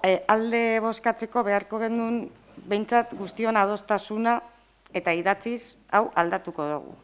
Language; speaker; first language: Basque; native; Basque